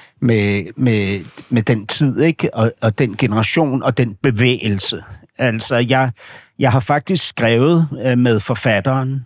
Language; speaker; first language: Danish; native; Danish